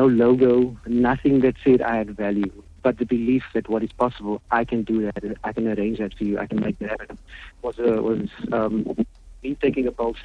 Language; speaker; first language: English; native; English